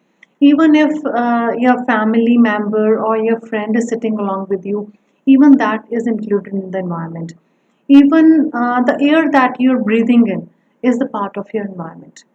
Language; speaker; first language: English; non-native, local second language; Punjabi